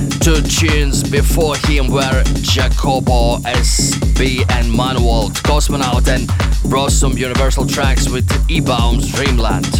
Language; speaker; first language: English; non-native, fluent; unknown